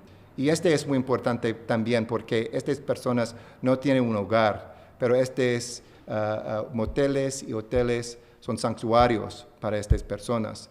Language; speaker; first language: Spanish; non-native, fluent; English